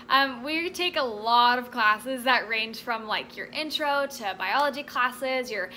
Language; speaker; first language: English; native; English